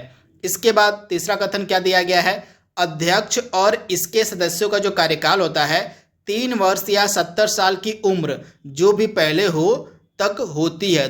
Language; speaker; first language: Hindi; native; Hindi